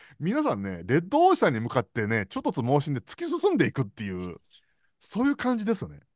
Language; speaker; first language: Japanese; native; Japanese